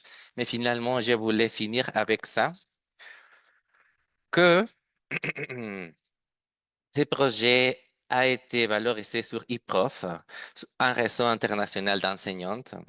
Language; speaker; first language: French; non-native, fluent; Spanish